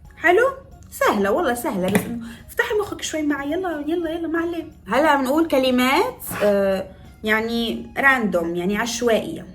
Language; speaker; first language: Arabic; native; Arabic